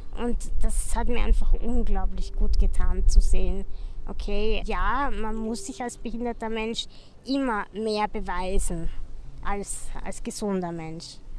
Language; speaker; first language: German; native; German